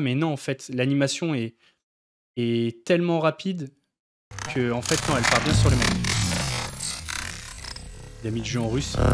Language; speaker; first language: French; native; French